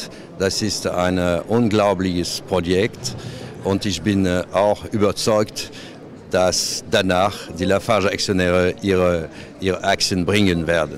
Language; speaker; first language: German; non-native, fluent; French